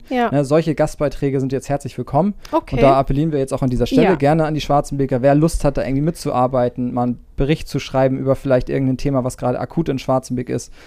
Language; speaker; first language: German; native; German